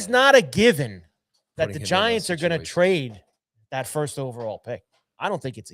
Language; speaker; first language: English; native; English